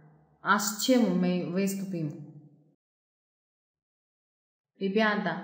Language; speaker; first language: Russian; non-native, fluent; Chinese